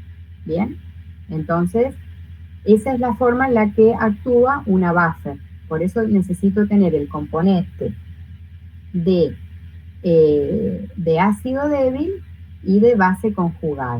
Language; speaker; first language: Spanish; native; Spanish